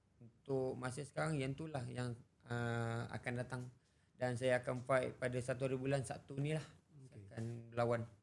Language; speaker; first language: Malay; native; Malay